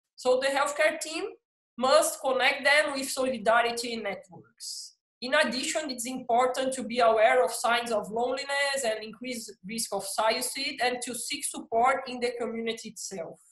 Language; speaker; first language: English; non-native, fluent; Portuguese